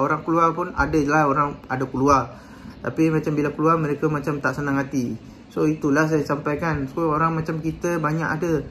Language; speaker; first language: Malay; non-native, local second language; Tamil